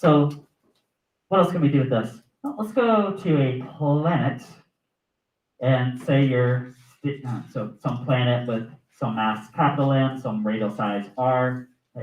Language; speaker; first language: English; native; English